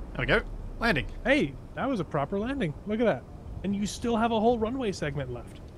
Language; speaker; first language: English; native; English